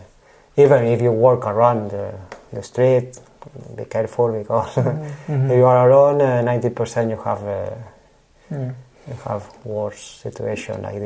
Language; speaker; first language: English; non-native, learner; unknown